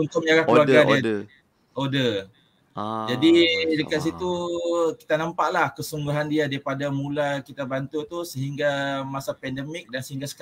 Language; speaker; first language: Malay; native; Malay